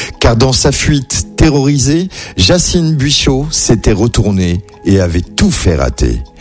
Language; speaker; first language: French; native; French